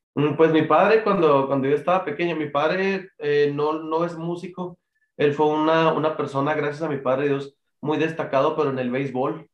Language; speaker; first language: Spanish; native; Spanish